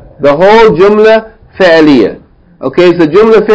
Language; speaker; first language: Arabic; non-native, fluent; English